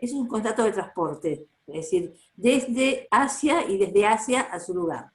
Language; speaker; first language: Spanish; native; Spanish